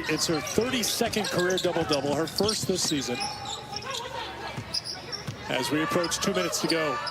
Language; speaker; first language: English; native; English